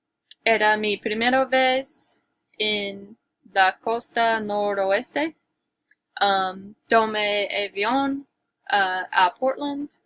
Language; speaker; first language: Spanish; non-native, learner; English